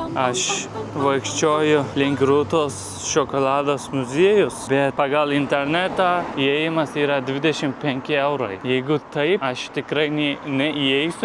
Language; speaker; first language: Lithuanian; non-native, learner; Turkish